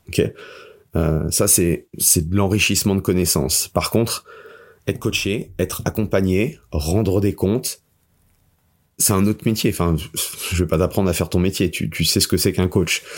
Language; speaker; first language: French; native; French